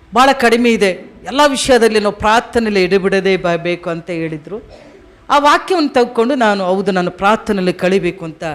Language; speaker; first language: Kannada; non-native, local second language; Telugu